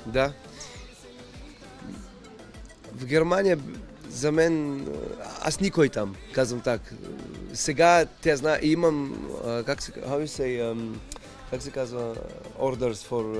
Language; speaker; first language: Bulgarian; non-native, learner; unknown